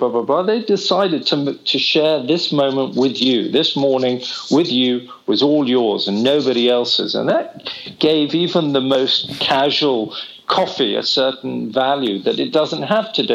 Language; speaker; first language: English; native; English